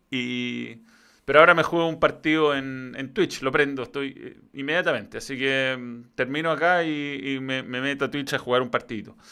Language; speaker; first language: Spanish; native; Spanish